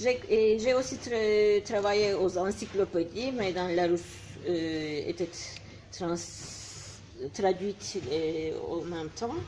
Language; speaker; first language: French; non-native, fluent; Turkish